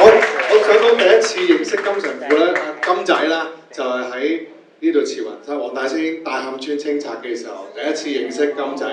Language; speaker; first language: Cantonese; native; Cantonese